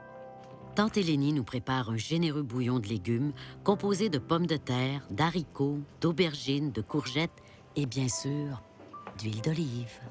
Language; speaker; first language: French; native; French